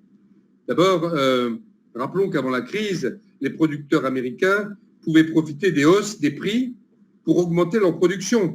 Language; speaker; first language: French; native; French